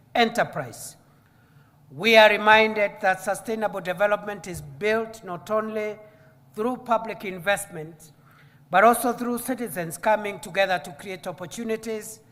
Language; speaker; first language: English; non-native, local second language; Swahili